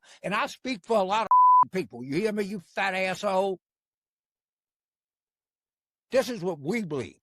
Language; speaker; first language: English; native; English